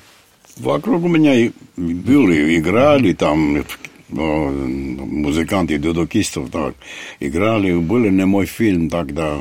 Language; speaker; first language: Russian; non-native, fluent; Armenian